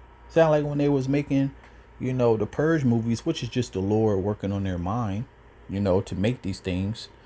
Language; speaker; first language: English; native; English